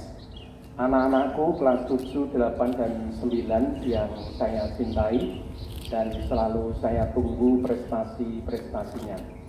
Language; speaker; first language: Indonesian; native; Indonesian